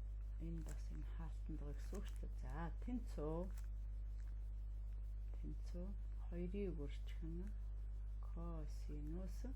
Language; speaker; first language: Mongolian; native; Mongolian